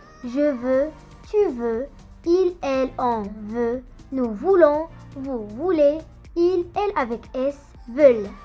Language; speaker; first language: French; non-native, fluent; Arabic